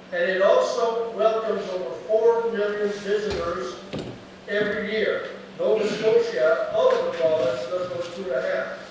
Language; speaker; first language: English; native; English